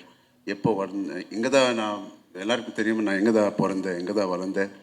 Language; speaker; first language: Tamil; non-native, local second language; Telugu